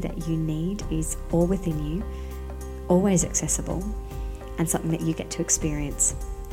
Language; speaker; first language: English; native; English